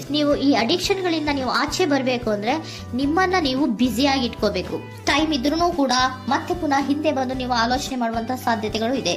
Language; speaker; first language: Kannada; native; Kannada